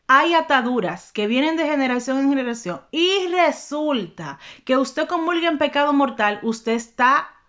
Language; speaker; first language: Spanish; native; Spanish